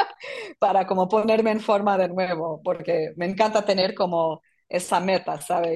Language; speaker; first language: Spanish; non-native, fluent; English